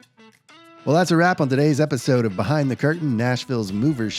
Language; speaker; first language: English; native; English